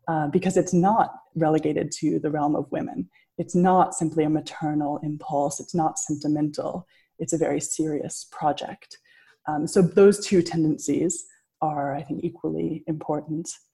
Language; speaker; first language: English; native; English